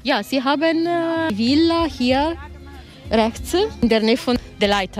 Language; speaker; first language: German; non-native, learner; Italian